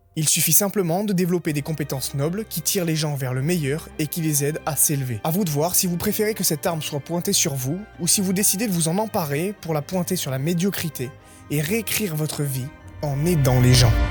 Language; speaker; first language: French; native; French